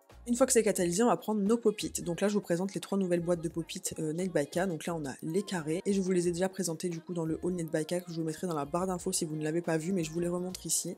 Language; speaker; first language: French; native; French